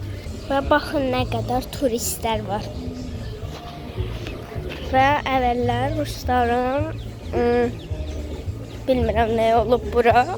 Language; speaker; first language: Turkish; non-native, learner; Azerbaijani